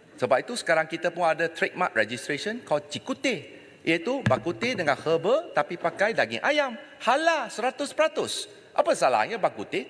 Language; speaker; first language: Malay; non-native, local second language; Chinese